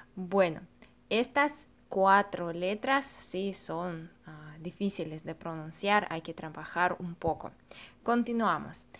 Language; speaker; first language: Spanish; non-native, fluent; Russian